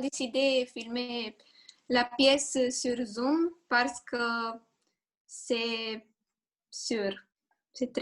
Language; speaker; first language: French; non-native, learner; Romanian